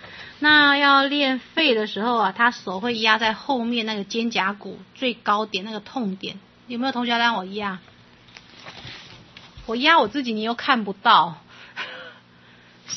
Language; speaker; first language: Chinese; native; Chinese